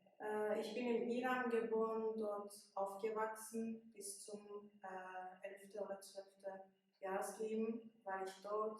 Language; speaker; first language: German; early bilingual, other home language; Persian